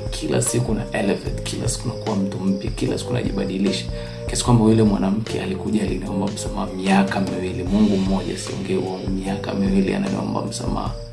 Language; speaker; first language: Swahili; native; Swahili